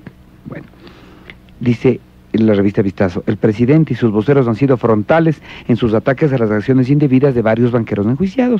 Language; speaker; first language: Spanish; native; Spanish